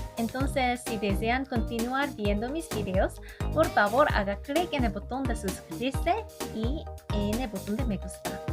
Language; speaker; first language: Spanish; non-native, learner; Korean